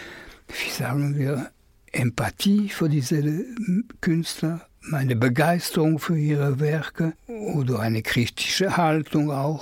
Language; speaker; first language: German; non-native, fluent; French